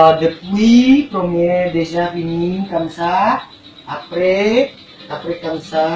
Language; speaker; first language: French; non-native, learner; Indonesian